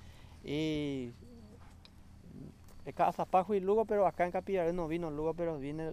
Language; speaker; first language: Spanish; non-native, local second language; Guarani